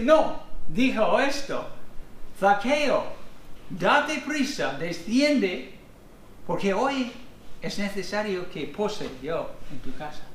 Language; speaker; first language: Spanish; non-native, fluent; English